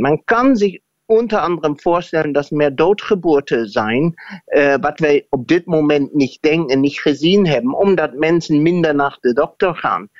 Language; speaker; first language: Dutch; non-native, fluent; German